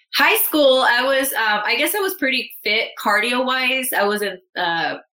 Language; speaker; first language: English; native; English